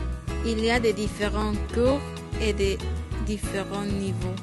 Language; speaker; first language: French; non-native, learner; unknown